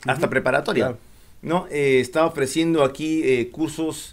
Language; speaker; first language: Spanish; native; Spanish